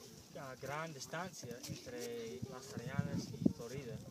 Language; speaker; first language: Spanish; non-native, learner; English